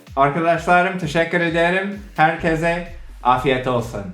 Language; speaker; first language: Turkish; non-native, learner; English